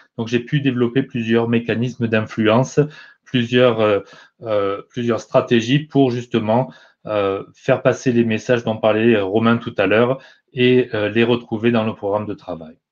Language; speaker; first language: French; native; French